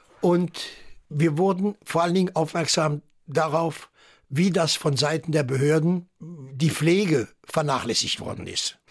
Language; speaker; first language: German; early bilingual, heritage; German